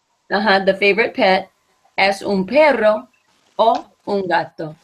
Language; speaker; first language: Spanish; non-native, fluent; English